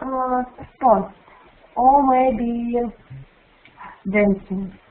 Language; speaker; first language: English; non-native, learner; Russian